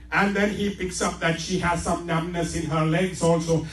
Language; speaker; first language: English; non-native, local second language; Malayalam